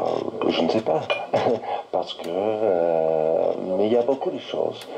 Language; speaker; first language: French; non-native, learner; English